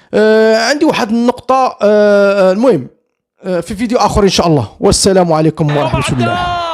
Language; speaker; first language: Arabic; native; Arabic